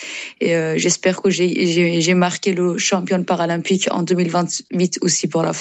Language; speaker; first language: French; non-native, learner; Persian